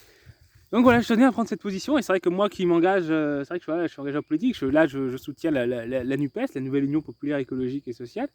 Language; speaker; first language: French; native; French